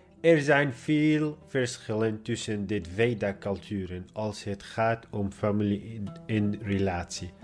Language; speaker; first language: Dutch; non-native, learner; Arabic